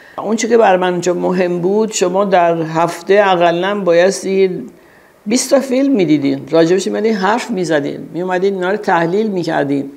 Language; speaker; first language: Persian; early bilingual, heritage; Persian